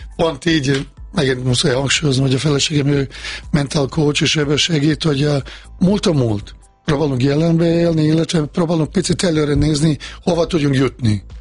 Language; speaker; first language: Hungarian; non-native, fluent; Bosnian